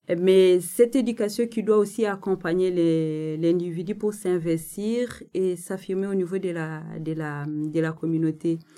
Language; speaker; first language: French; non-native, local second language; Nande